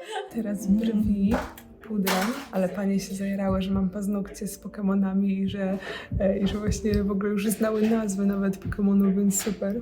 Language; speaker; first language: Polish; native; Polish